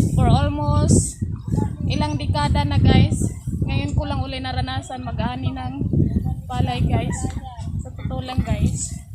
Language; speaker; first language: Filipino; native; Filipino